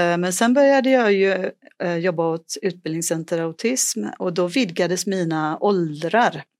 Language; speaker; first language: Swedish; native; Swedish